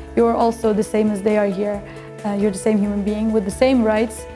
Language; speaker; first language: English; non-native, fluent; Persian